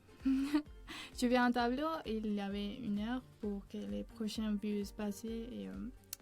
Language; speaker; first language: French; non-native, fluent; Spanish